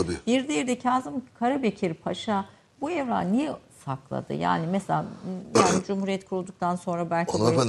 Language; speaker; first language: Turkish; native; Turkish